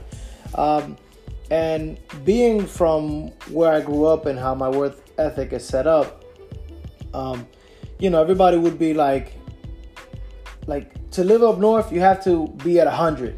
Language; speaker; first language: English; native; English